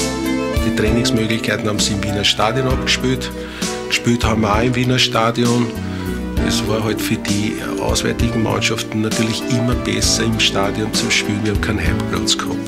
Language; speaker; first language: German; native; German